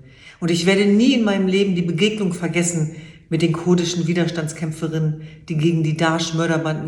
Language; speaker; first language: German; early bilingual, other home language; Kurdish